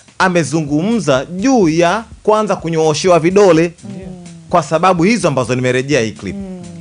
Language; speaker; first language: Swahili; native; Swahili